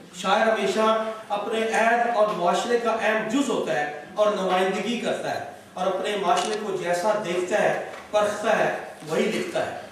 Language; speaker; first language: Urdu; non-native, local second language; Punjabi